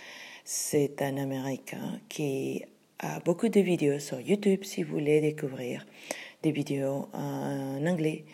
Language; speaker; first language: French; non-native, fluent; Spanish